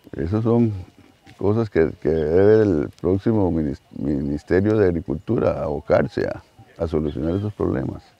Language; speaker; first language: Spanish; native; Spanish